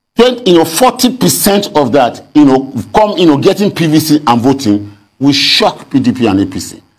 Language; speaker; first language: English; non-native, local second language; Yoruba